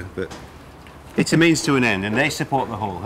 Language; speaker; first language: English; native; English